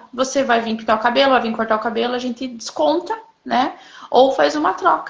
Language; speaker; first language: Portuguese; native; Portuguese